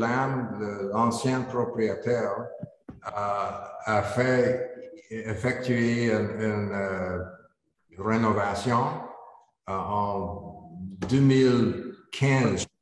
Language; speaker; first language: French; non-native, learner; English